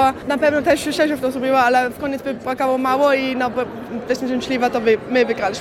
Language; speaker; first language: Polish; early bilingual, heritage; Polish